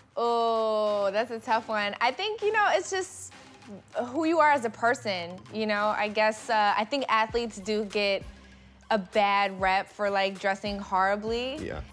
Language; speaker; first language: English; native; English